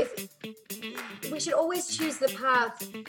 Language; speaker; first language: English; native; English